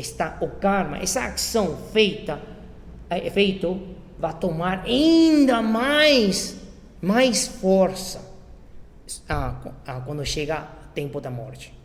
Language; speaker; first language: Portuguese; non-native, fluent; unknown